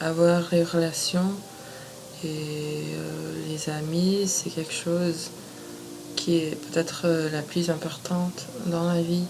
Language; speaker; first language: French; non-native, fluent; English